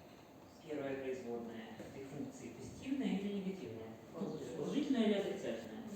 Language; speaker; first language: Russian; native; Russian